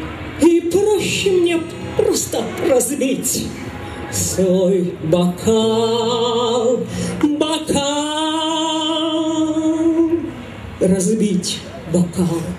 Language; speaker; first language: Russian; native; Russian